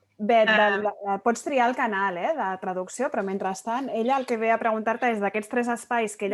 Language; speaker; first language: Catalan; native; Catalan